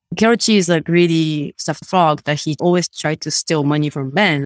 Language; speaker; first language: English; non-native, fluent; Japanese